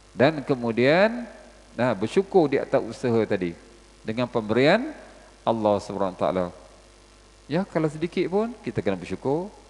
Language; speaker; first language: Malay; native; Malay